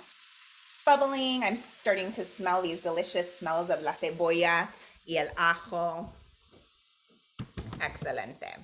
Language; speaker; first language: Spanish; non-native, fluent; English